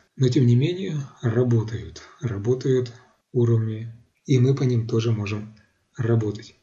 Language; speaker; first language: Russian; native; Russian